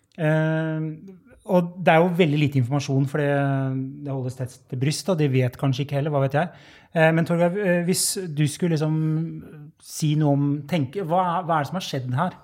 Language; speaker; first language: Norwegian; native; Norwegian